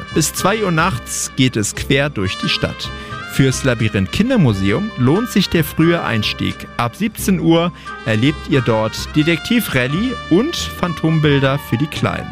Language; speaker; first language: German; native; German